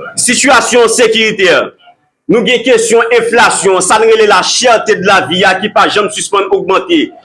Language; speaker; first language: Haitian Creole; native; Haitian Creole